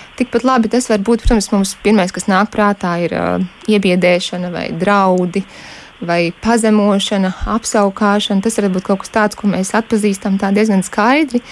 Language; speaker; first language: Latvian; native; Latvian